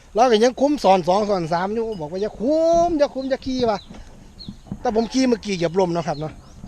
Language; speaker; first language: Thai; native; Thai